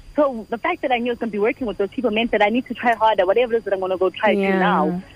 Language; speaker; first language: English; non-native, local second language; Xhosa